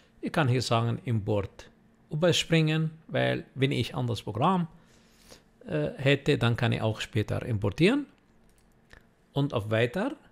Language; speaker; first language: German; non-native, fluent; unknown